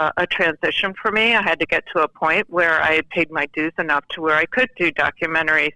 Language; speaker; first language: English; native; English